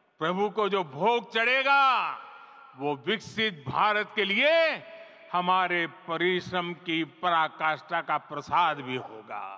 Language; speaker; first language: Hindi; non-native, local second language; Gujarati